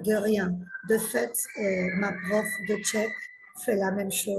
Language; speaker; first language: French; non-native, fluent; Spanish